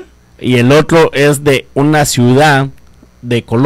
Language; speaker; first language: Spanish; native; Spanish